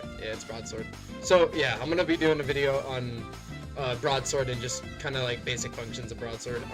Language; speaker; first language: English; native; English